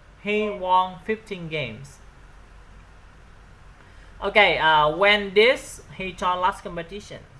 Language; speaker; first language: English; non-native, learner; Vietnamese